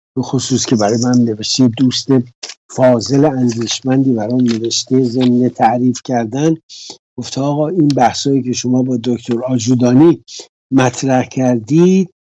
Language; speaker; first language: Persian; native; Persian